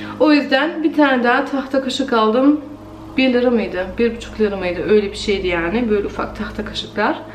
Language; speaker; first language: Turkish; early bilingual, heritage; Turkish